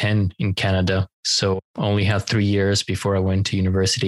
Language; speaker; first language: English; non-native, fluent; Romanian